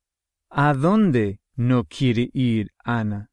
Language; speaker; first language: Spanish; non-native, fluent; English